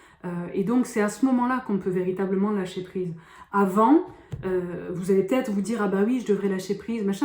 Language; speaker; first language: French; native; French